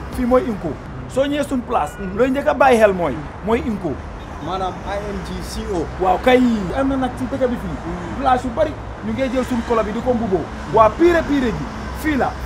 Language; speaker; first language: Wolof; non-native, local second language; Fula